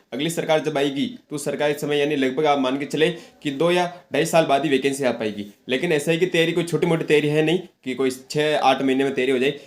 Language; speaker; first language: Hindi; native; Hindi